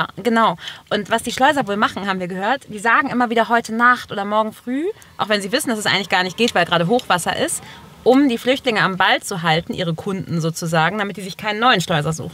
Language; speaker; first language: German; native; German